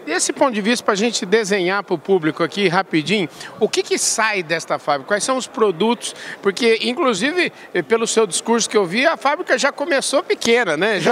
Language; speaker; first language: Portuguese; native; Portuguese